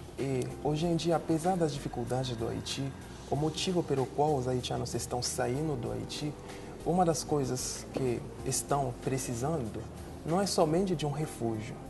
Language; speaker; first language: Portuguese; non-native, fluent; Haitian Creole